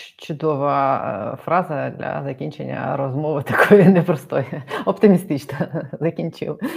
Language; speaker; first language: Ukrainian; native; Ukrainian